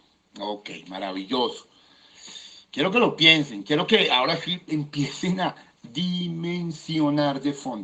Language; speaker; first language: Spanish; native; Spanish